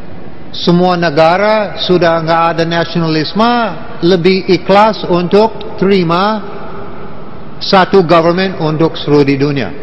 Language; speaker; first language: Indonesian; non-native, fluent; English